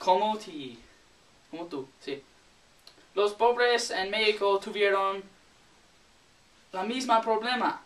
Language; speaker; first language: Spanish; non-native, learner; English